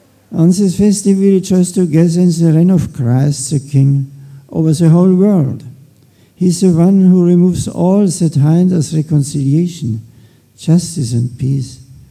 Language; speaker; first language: English; non-native, fluent; German